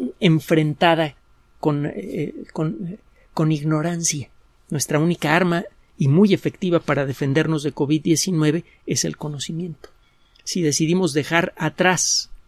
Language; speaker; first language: Spanish; native; Spanish